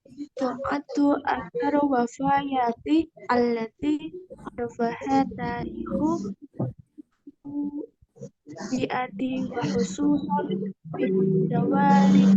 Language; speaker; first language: Arabic; non-native, learner; Indonesian